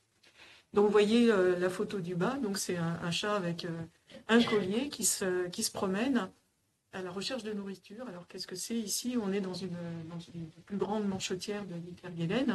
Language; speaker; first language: French; native; French